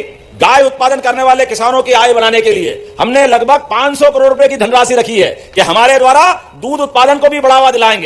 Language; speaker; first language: Hindi; native; Hindi